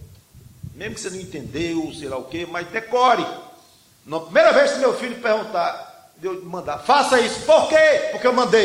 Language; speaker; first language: Portuguese; native; Portuguese